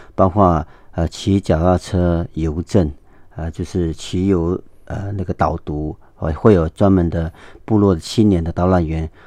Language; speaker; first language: Chinese; non-native, local second language; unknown